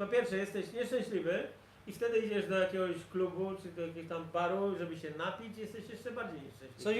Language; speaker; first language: Polish; native; Polish